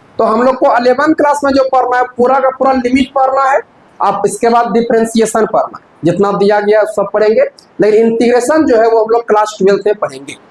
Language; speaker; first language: Hindi; native; Hindi